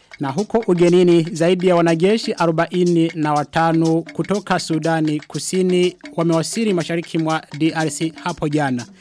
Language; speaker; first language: Swahili; non-native, local second language; Rundi